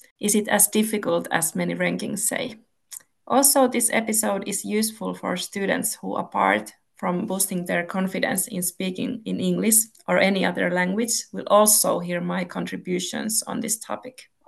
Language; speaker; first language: English; non-native, fluent; Finnish